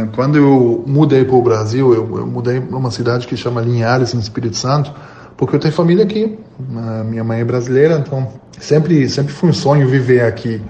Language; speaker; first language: Portuguese; non-native, fluent; German